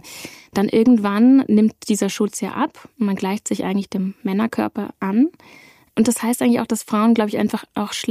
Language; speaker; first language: German; native; German